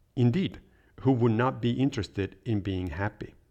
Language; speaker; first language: English; non-native, fluent; Italian